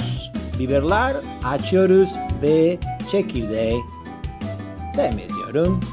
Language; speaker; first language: Turkish; non-native, learner; Spanish